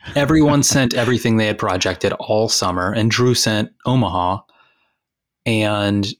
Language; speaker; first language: English; native; English